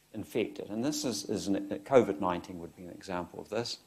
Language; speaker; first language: English; native; English